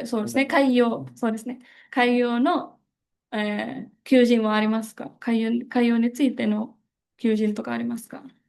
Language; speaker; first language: Japanese; non-native, fluent; Indonesian